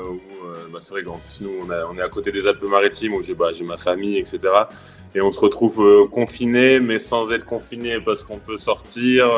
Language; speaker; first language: French; native; French